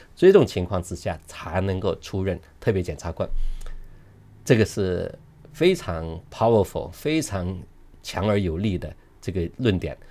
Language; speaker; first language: Chinese; non-native, local second language; Cantonese